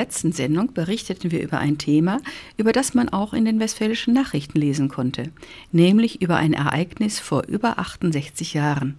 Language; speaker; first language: German; native; German